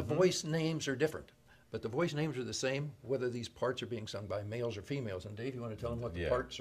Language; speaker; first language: English; native; English